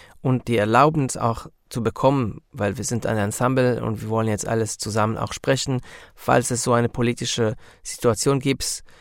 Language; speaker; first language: German; non-native, learner; Hebrew